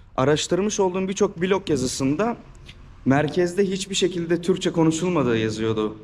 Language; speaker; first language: Turkish; native; Turkish